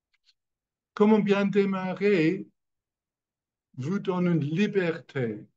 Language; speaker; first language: French; non-native, fluent; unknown